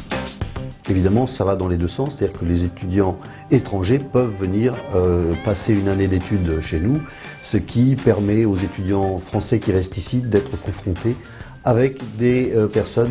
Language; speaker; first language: French; native; French